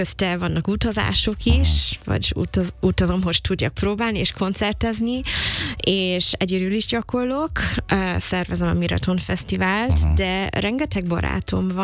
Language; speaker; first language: Hungarian; non-native, fluent; English